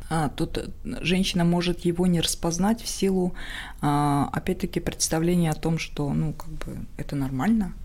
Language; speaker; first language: Russian; non-native, local second language; Tajik